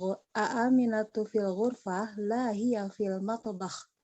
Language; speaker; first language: Arabic; non-native, learner; Indonesian